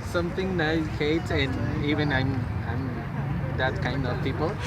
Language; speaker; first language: English; non-native, learner; Spanish